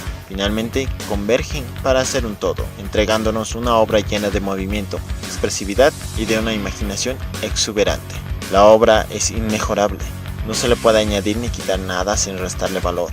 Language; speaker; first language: Spanish; native; Spanish